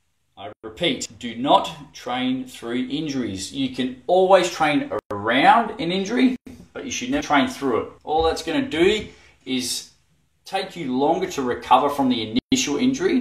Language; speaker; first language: English; native; English